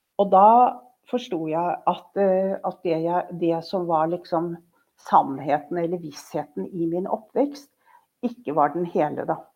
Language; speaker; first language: Norwegian; native; Norwegian